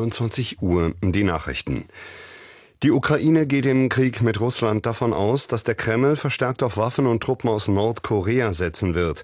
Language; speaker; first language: German; native; German